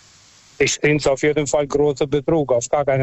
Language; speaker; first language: German; non-native, fluent; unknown